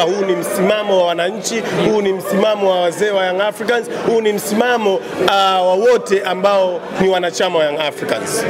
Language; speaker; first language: Swahili; native; Swahili